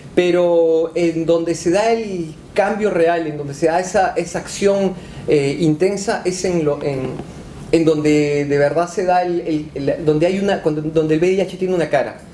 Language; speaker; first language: Spanish; native; Spanish